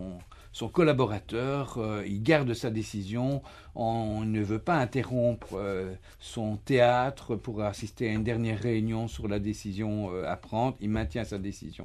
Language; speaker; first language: French; native; French